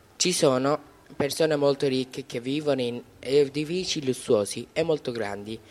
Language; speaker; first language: Italian; non-native, fluent; Bangla